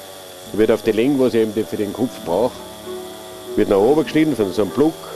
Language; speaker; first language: German; native; German